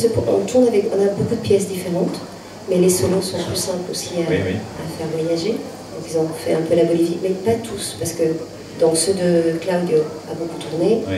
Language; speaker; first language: French; native; French